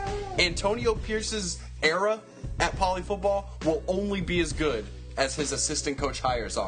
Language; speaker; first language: English; native; English